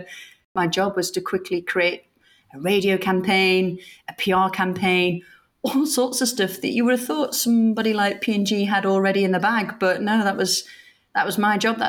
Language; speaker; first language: English; native; English